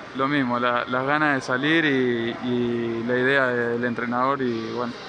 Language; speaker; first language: Spanish; native; Spanish